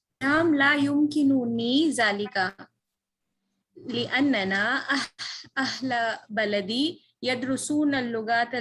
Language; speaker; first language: Arabic; non-native, learner; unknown